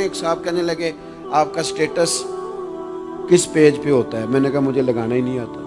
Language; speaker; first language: Urdu; native; Urdu